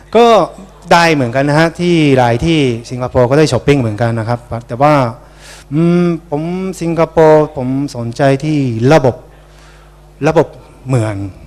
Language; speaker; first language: Thai; non-native, fluent; Japanese